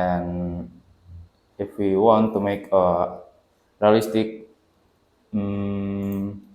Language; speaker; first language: English; non-native, learner; Indonesian